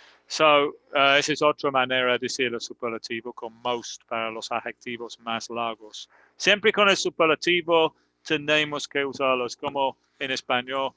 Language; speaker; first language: Spanish; non-native, fluent; English